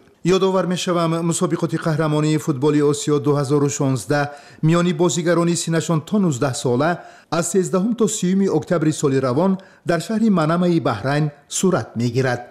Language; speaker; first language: Persian; native; Persian